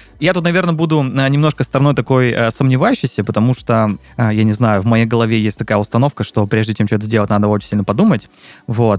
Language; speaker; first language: Russian; native; Russian